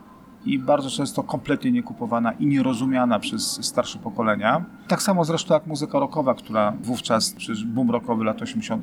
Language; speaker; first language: Polish; native; Polish